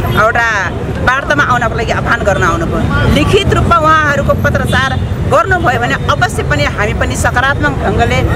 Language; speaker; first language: Nepali; non-native, local second language; Rana Tharu